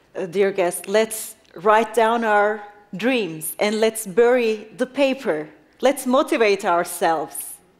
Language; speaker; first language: English; non-native, fluent; Turkish